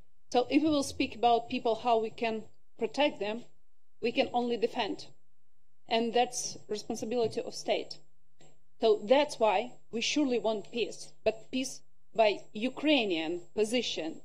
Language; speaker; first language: English; non-native, learner; Ukrainian